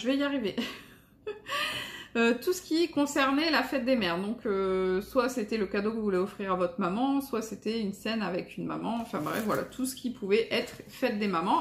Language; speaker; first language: French; native; French